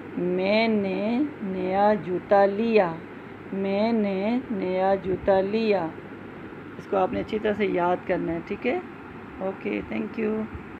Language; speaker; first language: Urdu; non-native, local second language; Punjabi